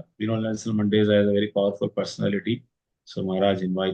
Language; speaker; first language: English; non-native, local second language; Hindi